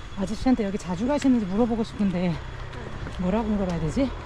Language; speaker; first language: Korean; native; Korean